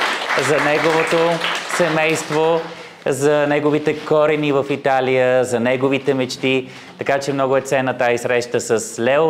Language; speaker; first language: Bulgarian; native; Bulgarian